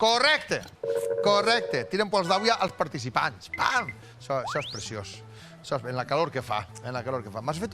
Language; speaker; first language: Catalan; native; Catalan